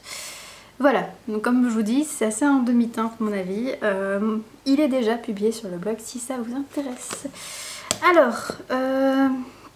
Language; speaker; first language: French; native; French